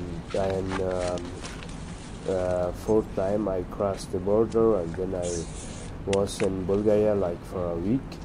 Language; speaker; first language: English; non-native, learner; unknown